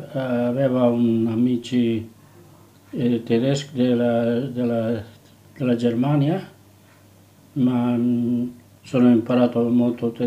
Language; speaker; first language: Italian; non-native, learner; Catalan